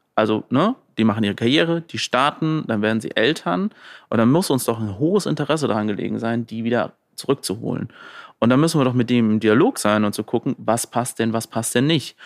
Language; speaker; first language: German; native; German